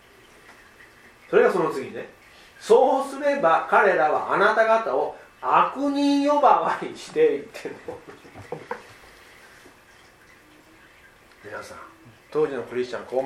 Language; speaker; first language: Japanese; native; Japanese